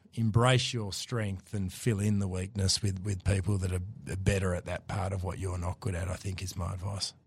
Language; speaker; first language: English; native; English